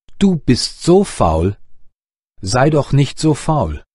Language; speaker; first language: German; native; German